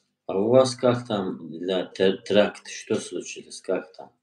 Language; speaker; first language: Russian; non-native, learner; Turkish